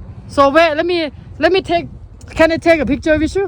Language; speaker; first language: English; non-native, learner; Thai